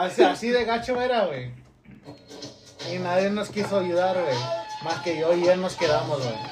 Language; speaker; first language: Spanish; early bilingual, heritage; Spanish